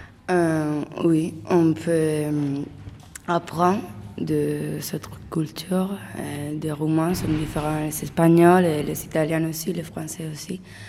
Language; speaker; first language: French; non-native, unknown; Spanish